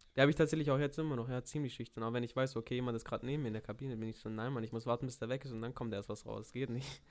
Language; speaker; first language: German; early bilingual, other home language; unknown